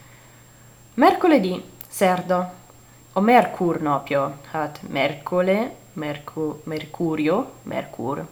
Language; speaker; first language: Hungarian; non-native, learner; Italian